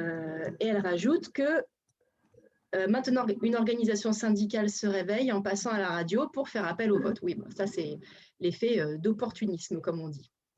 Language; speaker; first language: French; native; French